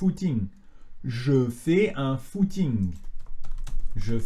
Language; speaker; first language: French; native; French